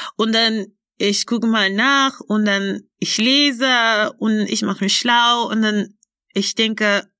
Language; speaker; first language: German; non-native, fluent; English